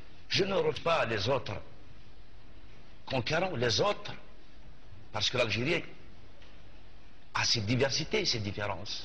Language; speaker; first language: French; non-native, local second language; Kabyle